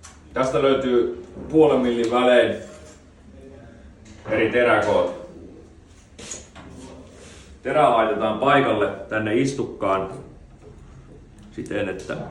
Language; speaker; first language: Finnish; native; Finnish